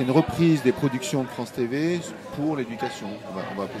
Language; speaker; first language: French; native; French